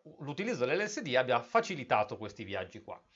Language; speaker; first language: Italian; native; Italian